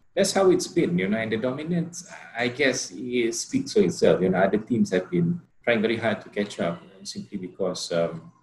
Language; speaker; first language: English; non-native, local second language; Malay